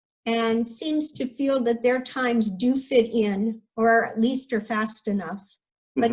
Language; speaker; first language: English; native; English